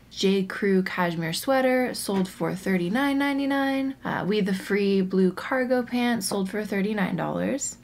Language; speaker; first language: English; native; English